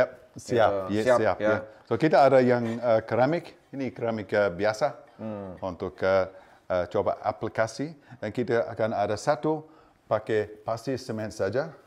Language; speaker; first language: Indonesian; non-native, learner; English